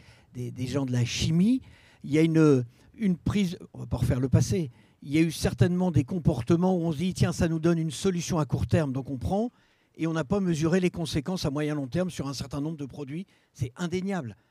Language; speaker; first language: French; native; French